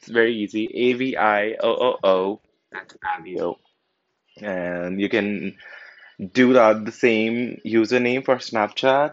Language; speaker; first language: English; non-native, local second language; Punjabi